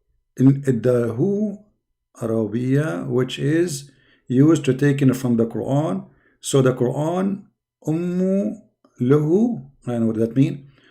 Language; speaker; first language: English; non-native, fluent; Arabic